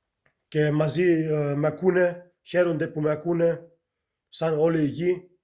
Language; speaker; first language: Greek; early bilingual, heritage; Greek